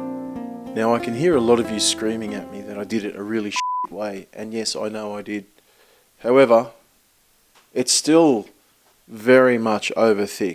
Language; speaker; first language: English; native; English